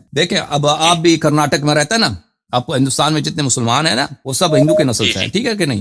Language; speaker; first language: Urdu; non-native, fluent; Persian